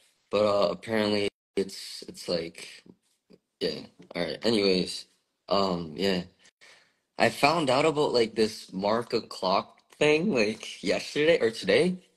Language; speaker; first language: English; early bilingual, other home language; Korean